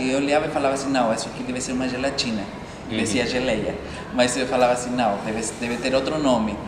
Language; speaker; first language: Portuguese; non-native, fluent; Spanish